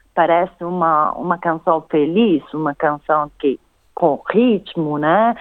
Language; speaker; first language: Portuguese; non-native, fluent; Italian